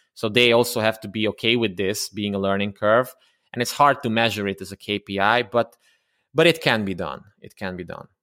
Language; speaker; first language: English; non-native, fluent; Romanian